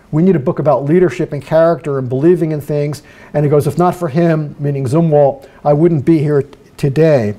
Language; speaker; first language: English; native; English